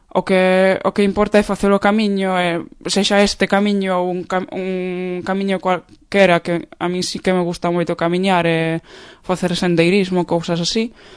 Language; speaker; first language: Galician; non-native, fluent; Polish